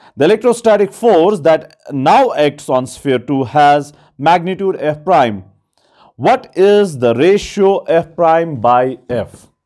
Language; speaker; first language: English; non-native, local second language; Kashmiri